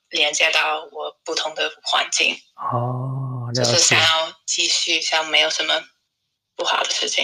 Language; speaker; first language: Chinese; non-native, fluent; English